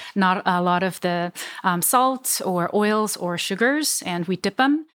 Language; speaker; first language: English; non-native, fluent; Vietnamese